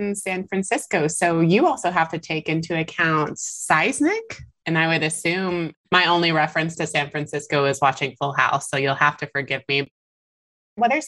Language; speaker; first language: English; native; English